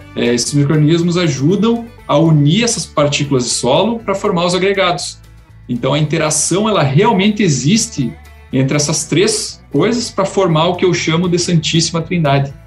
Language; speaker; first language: Portuguese; non-native, fluent; English